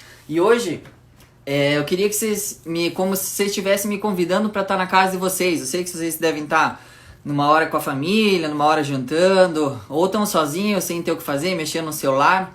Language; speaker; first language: Portuguese; native; Portuguese